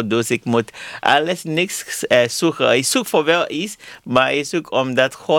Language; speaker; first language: Dutch; non-native, learner; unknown